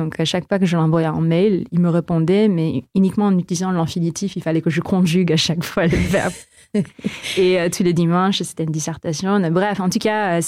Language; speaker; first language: French; non-native, fluent; Filipino